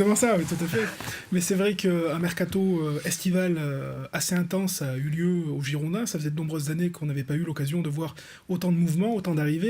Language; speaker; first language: French; native; French